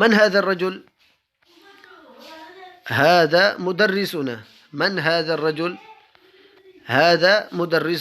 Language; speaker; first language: Arabic; non-native, fluent; Urdu